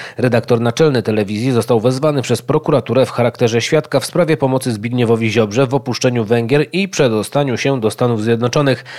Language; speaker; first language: Polish; native; Polish